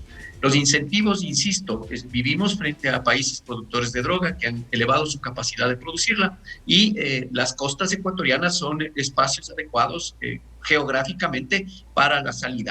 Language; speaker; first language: Spanish; native; Spanish